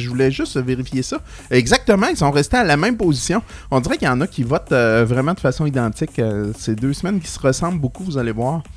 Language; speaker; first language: French; native; French